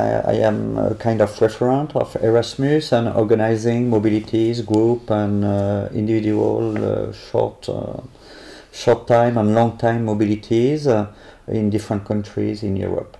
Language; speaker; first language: English; non-native, learner; French